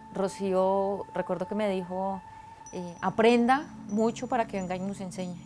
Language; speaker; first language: Spanish; native; Spanish